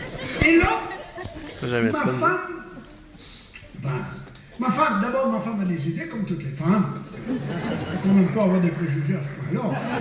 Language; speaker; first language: French; native; French